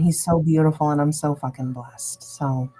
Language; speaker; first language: English; native; English